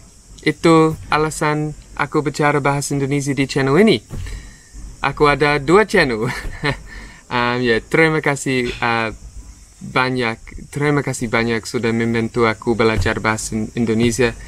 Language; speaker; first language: Indonesian; non-native, learner; English